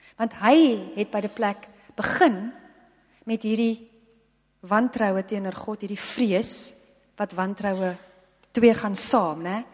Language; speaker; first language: Afrikaans; non-native, local second language; English